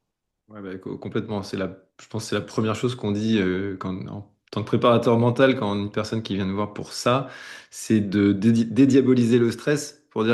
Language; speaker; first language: French; native; French